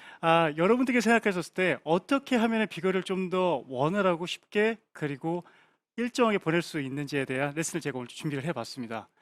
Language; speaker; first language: Korean; native; Korean